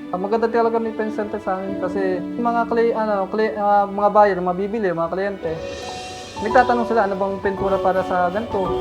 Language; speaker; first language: Filipino; native; Filipino